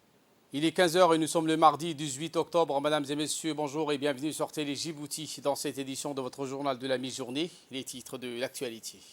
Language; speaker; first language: French; native; French